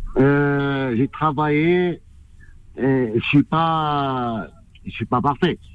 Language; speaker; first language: French; non-native, learner; Arabic